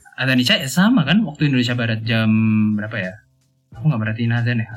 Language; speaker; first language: Indonesian; non-native, local second language; Javanese